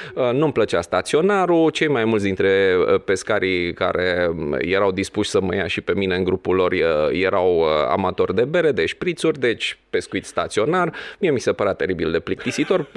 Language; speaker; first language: Romanian; non-native, local second language; Hungarian